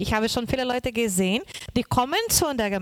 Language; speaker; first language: German; non-native, learner; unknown